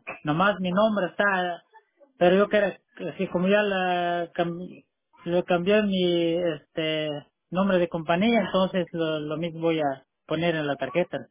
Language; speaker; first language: Spanish; non-native, local second language; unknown